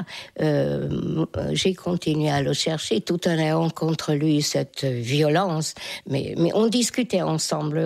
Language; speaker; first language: French; non-native, fluent; Hungarian